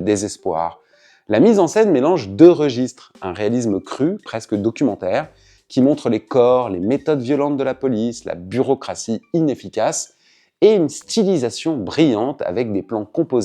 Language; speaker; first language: French; native; French